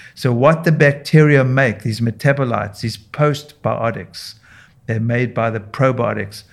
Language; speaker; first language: English; native; English